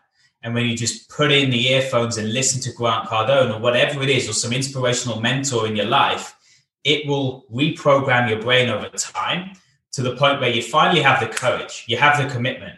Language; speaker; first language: English; native; English